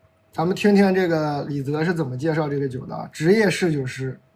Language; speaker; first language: Chinese; native; Chinese